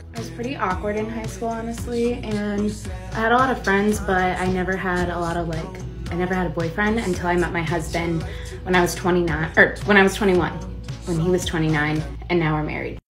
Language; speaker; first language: English; native; English